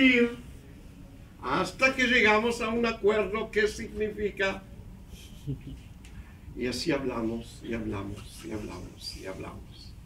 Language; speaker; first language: Spanish; non-native, fluent; Hebrew